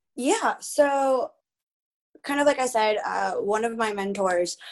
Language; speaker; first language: English; early bilingual, other home language; Spanish